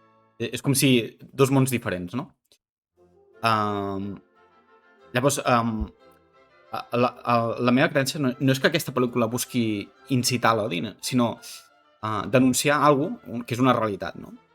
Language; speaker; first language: Catalan; native; Catalan